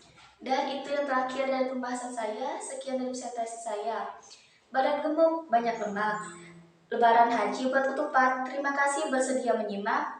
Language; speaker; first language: Indonesian; native; Indonesian